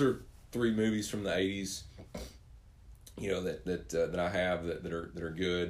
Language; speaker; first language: English; native; English